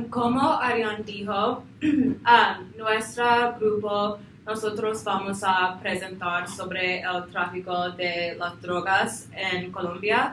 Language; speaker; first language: Spanish; non-native, learner; English